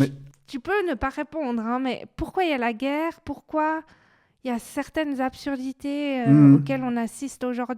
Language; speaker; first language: French; native; French